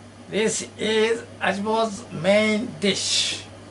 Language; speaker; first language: English; non-native, learner; Japanese